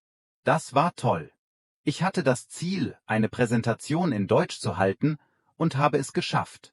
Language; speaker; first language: German; non-native, fluent; Vietnamese